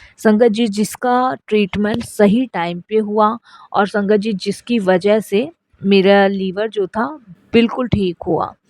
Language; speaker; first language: Hindi; native; Hindi